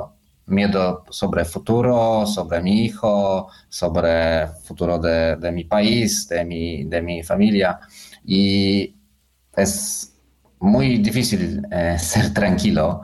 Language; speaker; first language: Spanish; non-native, learner; Polish